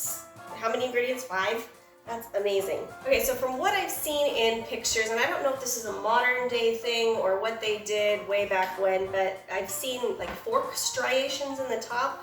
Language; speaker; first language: English; native; English